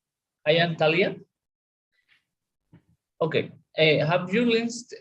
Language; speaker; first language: English; non-native, learner; Spanish